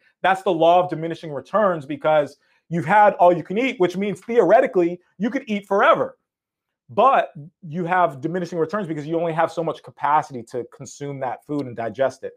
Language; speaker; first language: English; native; English